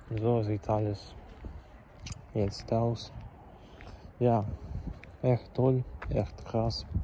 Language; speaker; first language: German; non-native, learner; Czech